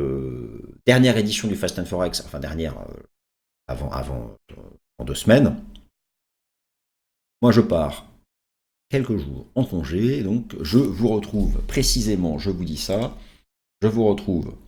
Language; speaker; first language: French; native; French